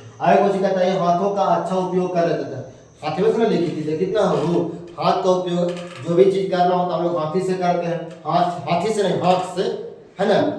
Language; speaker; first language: Hindi; native; Hindi